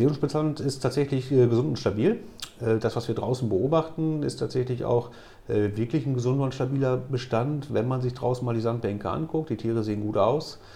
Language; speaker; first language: German; native; German